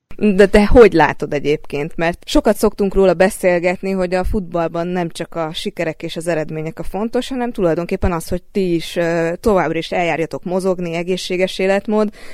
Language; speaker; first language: Hungarian; native; Hungarian